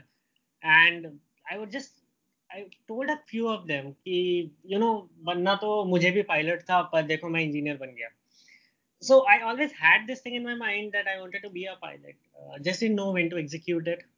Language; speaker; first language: English; non-native, local second language; Hindi